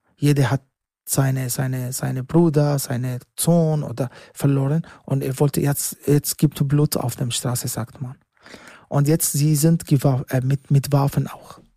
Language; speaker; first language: German; non-native, learner; Arabic